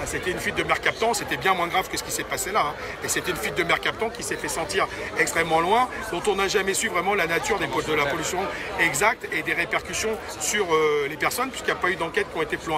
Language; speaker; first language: French; native; French